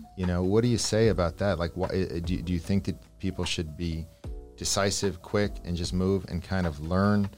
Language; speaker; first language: English; early bilingual, other home language; Spanish